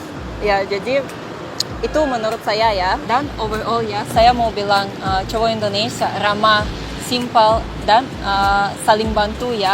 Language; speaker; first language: Indonesian; non-native, fluent; Russian